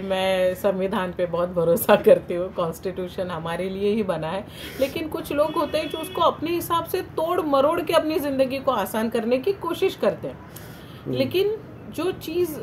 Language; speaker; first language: Hindi; non-native, local second language; Marathi